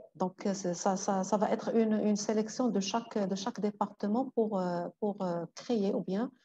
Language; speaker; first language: French; non-native, local second language; Arabic